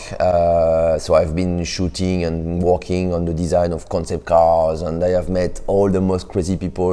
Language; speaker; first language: English; non-native, fluent; French